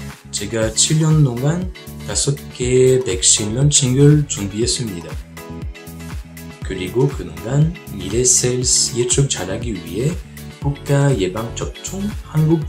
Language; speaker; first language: Korean; non-native, fluent; French